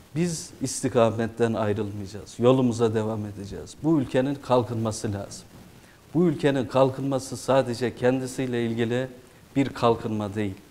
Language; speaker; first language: Turkish; native; Turkish